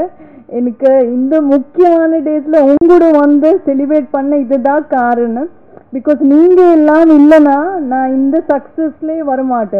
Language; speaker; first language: Tamil; non-native, learner; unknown